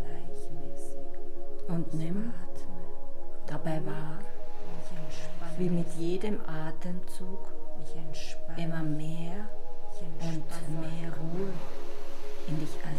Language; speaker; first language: German; native; German